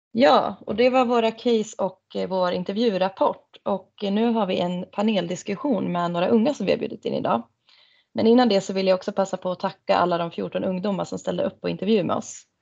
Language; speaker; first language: Swedish; native; Swedish